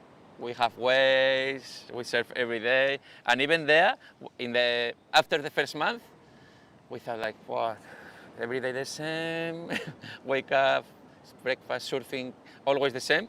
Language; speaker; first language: English; non-native, fluent; Spanish